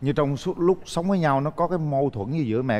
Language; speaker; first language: Vietnamese; native; Vietnamese